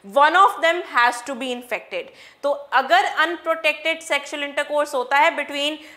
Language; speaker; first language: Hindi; non-native, local second language; Punjabi